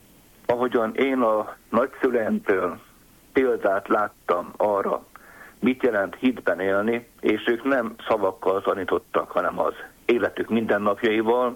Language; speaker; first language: Hungarian; native; Hungarian